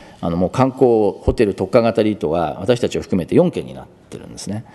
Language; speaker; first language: Japanese; native; Japanese